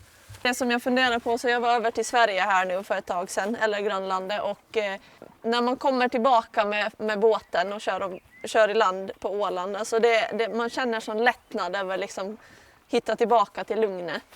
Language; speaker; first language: Swedish; native; Swedish